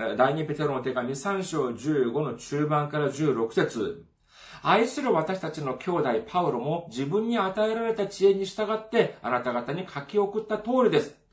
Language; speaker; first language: Japanese; non-native, fluent; Korean